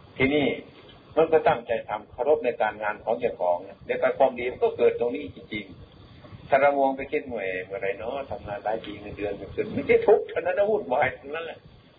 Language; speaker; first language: Thai; non-native, local second language; Lao